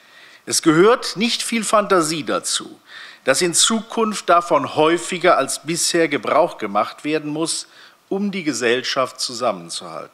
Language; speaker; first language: German; native; German